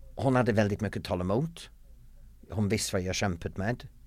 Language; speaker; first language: Swedish; non-native, fluent; English